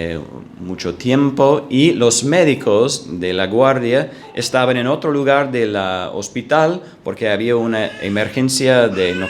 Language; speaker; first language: Spanish; non-native, fluent; English